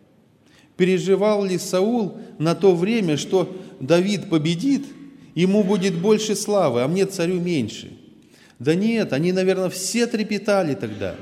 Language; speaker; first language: Russian; native; Russian